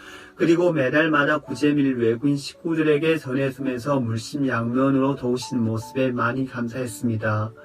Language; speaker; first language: Korean; non-native, fluent; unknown